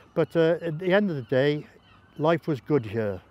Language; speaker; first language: English; native; English